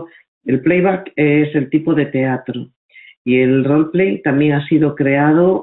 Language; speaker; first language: Spanish; native; Spanish